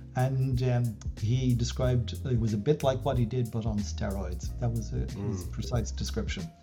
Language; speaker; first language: English; native; English